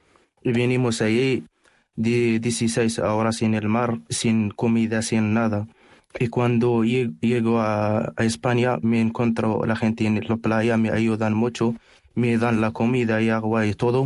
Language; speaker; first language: Spanish; non-native, learner; Arabic